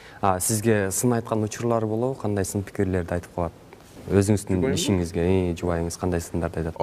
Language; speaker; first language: Kyrgyz; native; Kyrgyz